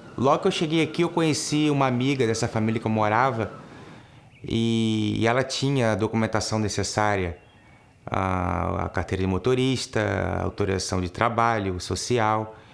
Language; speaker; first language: Portuguese; native; Portuguese